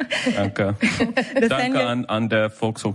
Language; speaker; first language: German; non-native, learner; English